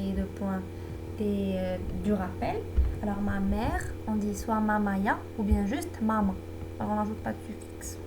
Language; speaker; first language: French; non-native, local second language; Arabic